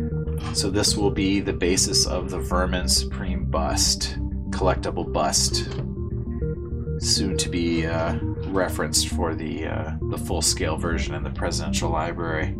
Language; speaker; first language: English; native; English